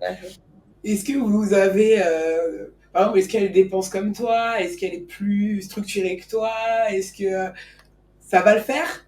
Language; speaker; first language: French; native; French